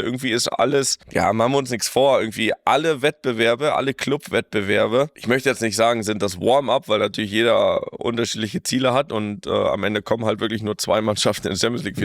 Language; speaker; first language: German; native; German